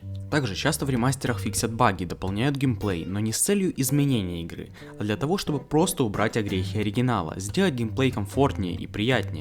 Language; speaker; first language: Russian; native; Russian